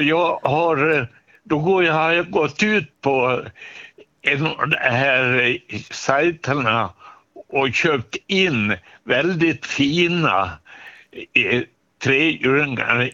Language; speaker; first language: Swedish; native; Swedish